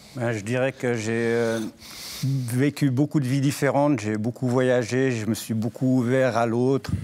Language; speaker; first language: French; native; French